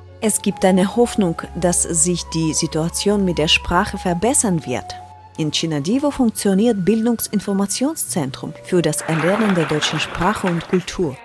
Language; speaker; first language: German; non-native, fluent; Ukrainian